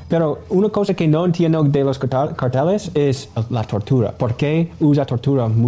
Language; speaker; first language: Spanish; non-native, learner; English